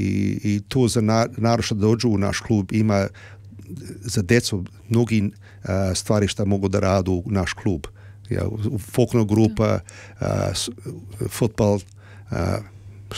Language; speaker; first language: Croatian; early bilingual, heritage; Serbian